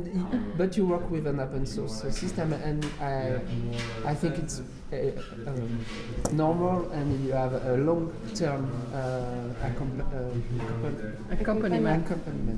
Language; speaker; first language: English; non-native, learner; French